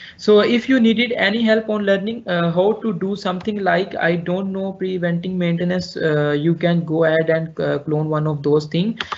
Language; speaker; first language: English; non-native, local second language; Urdu